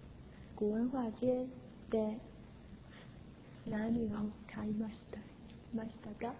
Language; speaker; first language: Japanese; non-native, learner; Chinese